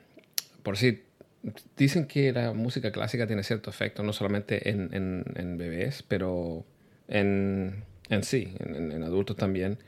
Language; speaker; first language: Spanish; early bilingual, heritage; Spanish